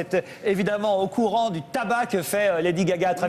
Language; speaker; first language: French; native; French